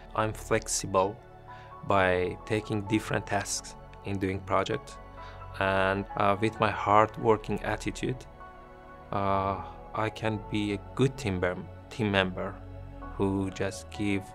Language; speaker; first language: English; non-native, fluent; Persian